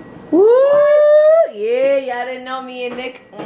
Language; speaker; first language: English; early bilingual, other home language; Spanish